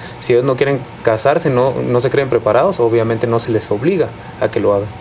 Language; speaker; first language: Spanish; native; Spanish